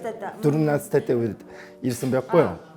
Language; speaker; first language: Mongolian; non-native, fluent; Korean